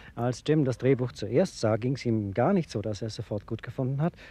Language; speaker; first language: German; native; German